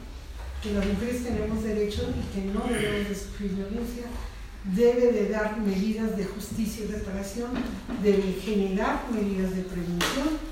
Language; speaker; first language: Spanish; native; Spanish